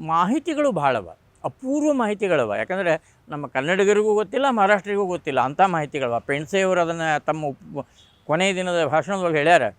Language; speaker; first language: Kannada; non-native, local second language; Marathi